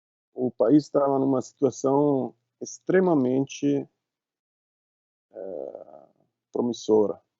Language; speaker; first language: Portuguese; non-native, fluent; Italian